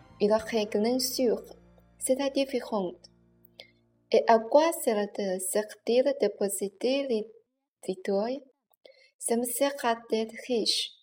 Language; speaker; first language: French; non-native, learner; Chinese